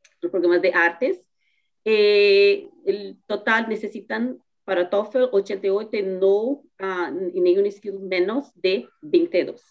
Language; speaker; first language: Spanish; non-native, fluent; Portuguese